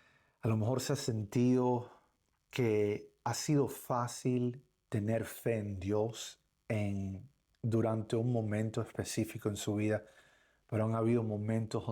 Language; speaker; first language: Spanish; native; Spanish